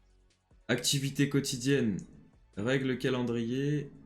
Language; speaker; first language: French; native; French